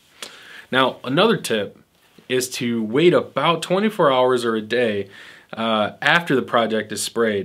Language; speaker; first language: English; native; English